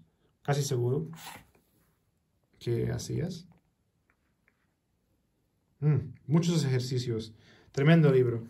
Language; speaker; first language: Spanish; early bilingual, heritage; Spanish